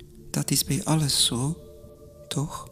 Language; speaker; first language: Dutch; non-native, fluent; Persian